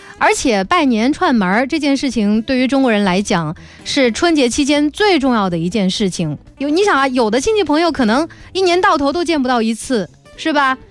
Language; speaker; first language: Chinese; native; Chinese